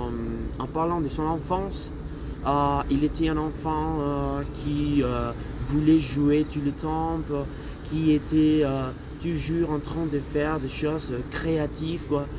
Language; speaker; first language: French; non-native, learner; Spanish